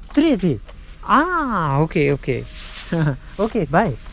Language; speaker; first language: Russian; non-native, learner; Hindi